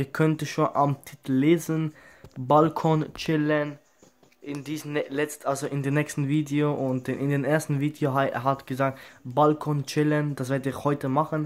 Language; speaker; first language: German; early bilingual, other home language; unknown